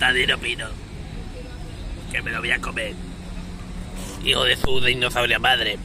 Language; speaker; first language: Spanish; native; Spanish